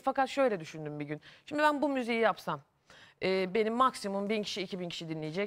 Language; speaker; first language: Turkish; native; Turkish